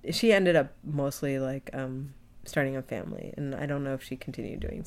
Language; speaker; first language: English; native; English